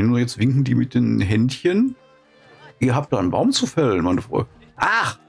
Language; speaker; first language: German; native; German